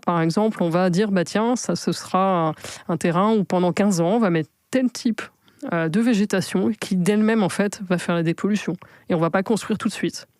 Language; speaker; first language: French; native; French